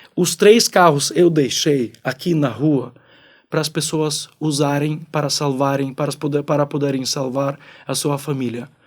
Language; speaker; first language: Portuguese; non-native, fluent; Ukrainian